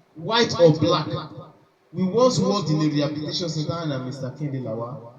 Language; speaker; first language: English; non-native, local second language; Yoruba